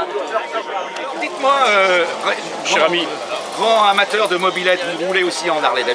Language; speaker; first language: French; native; French